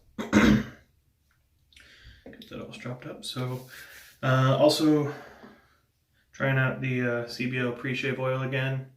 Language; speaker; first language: English; native; English